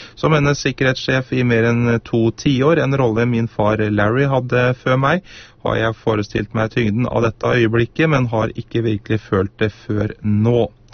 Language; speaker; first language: Norwegian; native; Norwegian